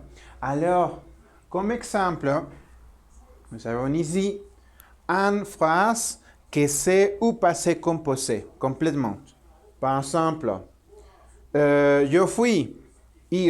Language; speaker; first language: French; non-native, learner; Spanish